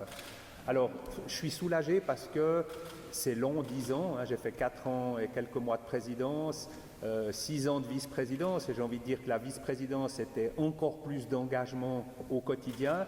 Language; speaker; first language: French; native; French